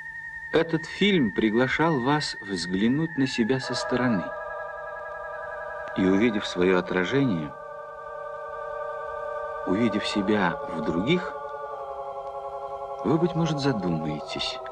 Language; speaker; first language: Russian; native; Russian